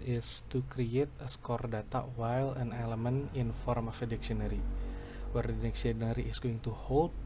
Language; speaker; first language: English; non-native, local second language; Indonesian